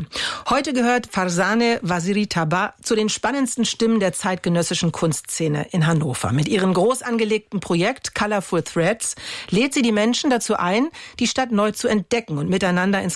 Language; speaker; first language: German; native; German